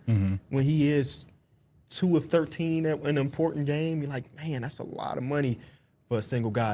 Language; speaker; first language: English; native; English